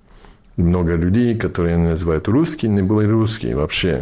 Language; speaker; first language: Russian; non-native, fluent; English